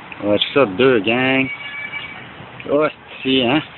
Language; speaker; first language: French; native; French